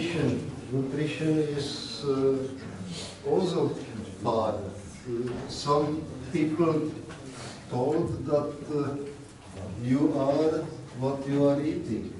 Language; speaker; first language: English; non-native, learner; Czech